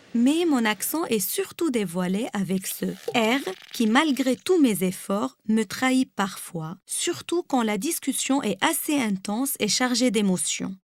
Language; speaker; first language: French; non-native, local second language; Arabic